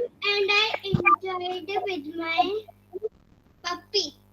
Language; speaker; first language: English; non-native, learner; Hindi